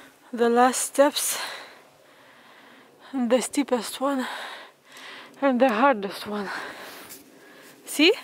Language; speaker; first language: English; non-native, fluent; Lithuanian